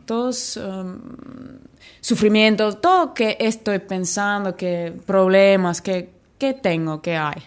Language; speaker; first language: Spanish; non-native, learner; Finnish